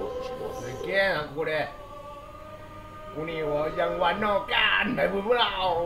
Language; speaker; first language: Chinese; native; Chinese